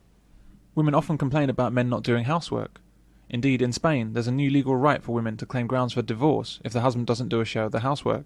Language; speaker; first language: English; native; English